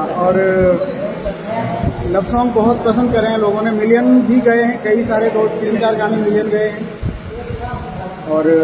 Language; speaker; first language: Hindi; non-native, local second language; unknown